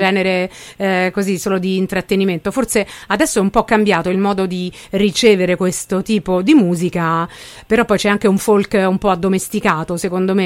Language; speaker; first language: Italian; native; Italian